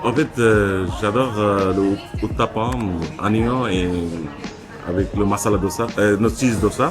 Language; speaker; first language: French; non-native, learner; Bangla